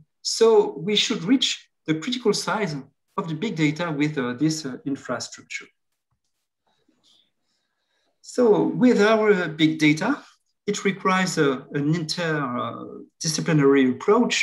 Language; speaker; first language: English; non-native, fluent; French